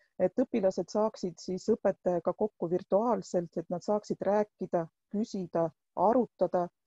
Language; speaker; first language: Estonian; non-native, local second language; Russian